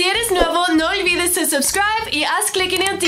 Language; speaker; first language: Spanish; non-native, learner; English